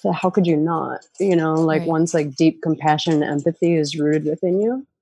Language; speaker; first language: English; native; English